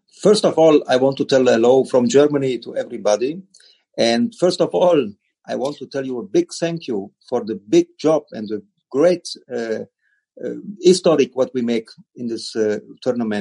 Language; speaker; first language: English; non-native, learner; German